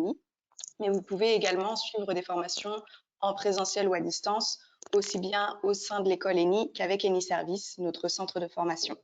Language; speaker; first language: French; native; French